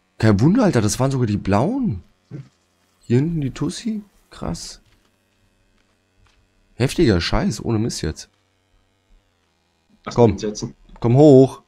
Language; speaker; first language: German; native; German